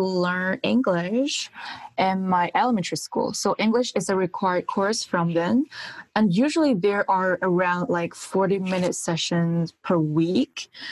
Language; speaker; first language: English; non-native, fluent; Chinese